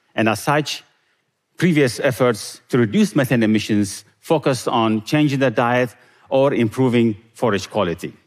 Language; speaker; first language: English; non-native, fluent; Tigrinya